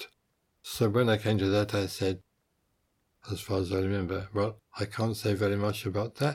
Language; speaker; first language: English; native; English